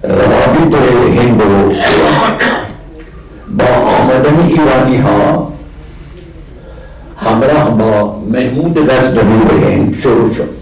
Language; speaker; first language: Persian; non-native, fluent; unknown